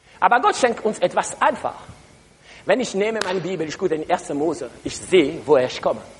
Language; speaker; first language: German; non-native, learner; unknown